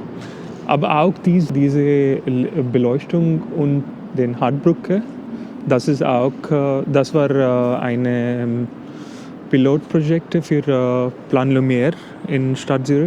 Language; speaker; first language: German; non-native, fluent; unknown